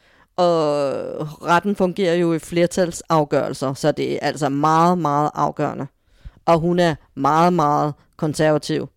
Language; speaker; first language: Danish; native; Danish